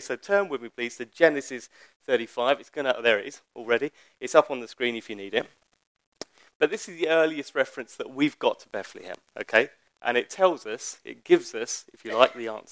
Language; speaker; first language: English; native; English